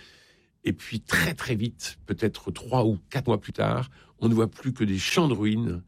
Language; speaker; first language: French; native; French